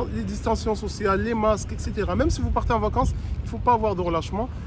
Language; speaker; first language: French; non-native, local second language; Arabic